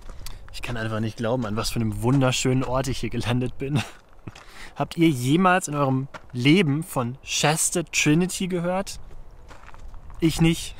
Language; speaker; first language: German; native; German